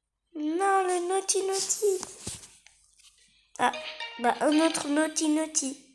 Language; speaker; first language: French; native; French